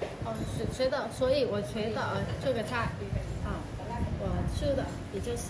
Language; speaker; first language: Chinese; non-native, learner; Vietnamese